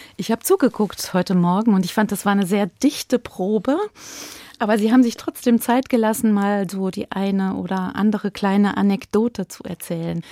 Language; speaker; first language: German; native; German